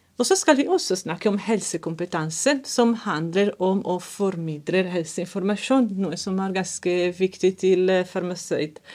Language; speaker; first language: Norwegian; non-native, fluent; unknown